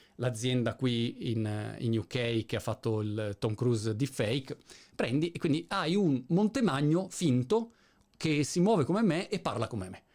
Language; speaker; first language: Italian; native; Italian